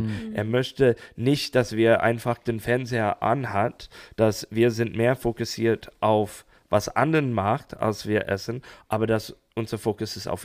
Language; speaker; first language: German; non-native, fluent; English